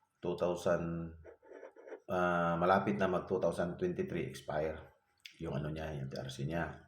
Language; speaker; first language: Filipino; non-native, local second language; Cebuano